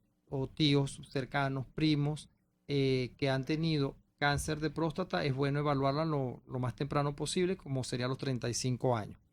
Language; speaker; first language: Spanish; native; Spanish